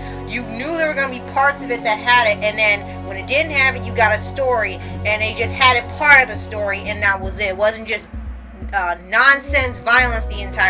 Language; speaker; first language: English; native; English